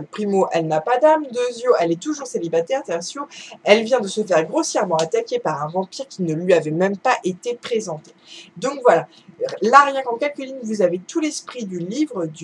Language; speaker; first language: French; native; French